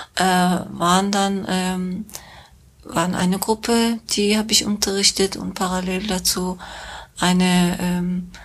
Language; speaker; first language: German; non-native, fluent; Persian